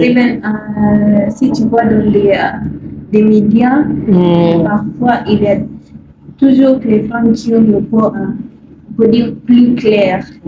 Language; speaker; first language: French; non-native, learner; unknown